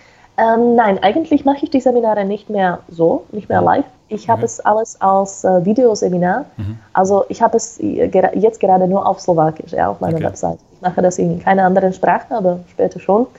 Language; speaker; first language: German; non-native, fluent; Slovak